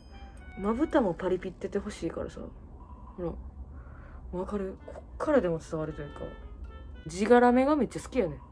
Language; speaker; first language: Japanese; native; Japanese